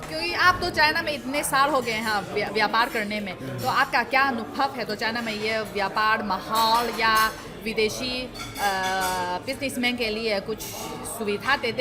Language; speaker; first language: Hindi; non-native, fluent; Chinese